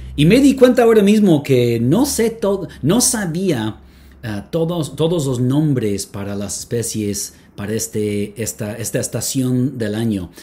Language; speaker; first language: Spanish; non-native, fluent; English